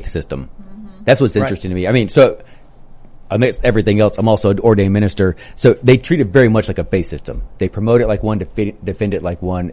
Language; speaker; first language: English; native; English